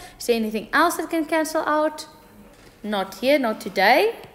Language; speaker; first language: English; non-native, local second language; Afrikaans